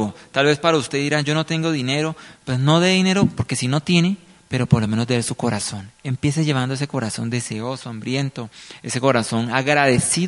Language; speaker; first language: Spanish; native; Spanish